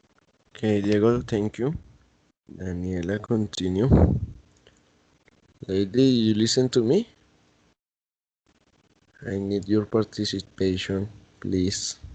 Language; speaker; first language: English; non-native, learner; Spanish